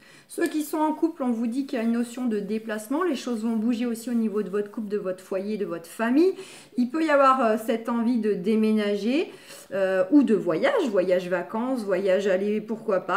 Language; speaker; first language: French; native; French